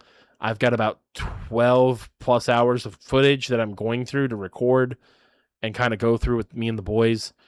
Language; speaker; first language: English; native; English